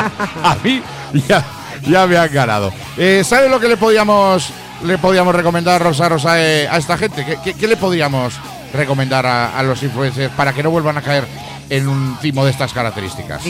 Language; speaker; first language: Spanish; native; Spanish